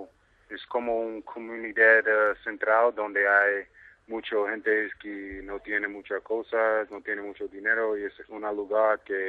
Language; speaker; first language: Spanish; non-native, fluent; English